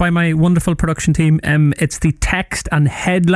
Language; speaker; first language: English; native; English